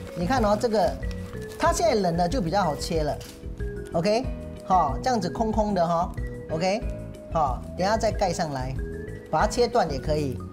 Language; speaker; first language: Chinese; native; Chinese